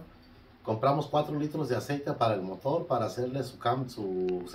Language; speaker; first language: Spanish; native; Spanish